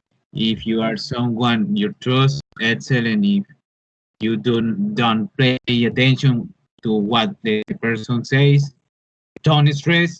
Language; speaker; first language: English; non-native, learner; Spanish